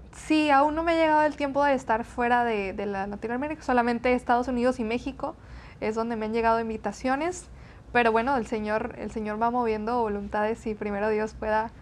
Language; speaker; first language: Spanish; native; Spanish